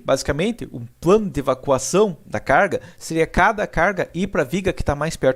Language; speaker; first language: Portuguese; native; Portuguese